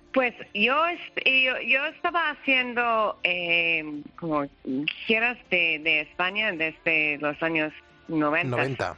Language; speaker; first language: Spanish; non-native, learner; English